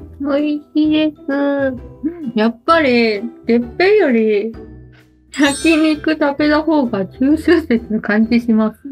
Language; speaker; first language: Japanese; non-native, fluent; Chinese